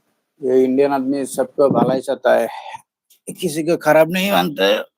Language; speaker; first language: Hindi; non-native, learner; Bangla